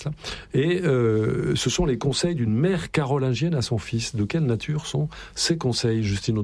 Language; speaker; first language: French; native; French